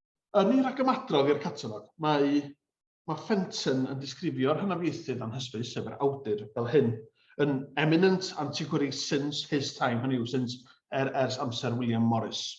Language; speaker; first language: Welsh; native; Welsh